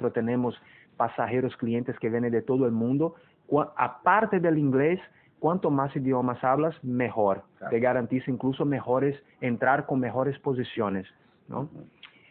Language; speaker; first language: Spanish; non-native, fluent; Portuguese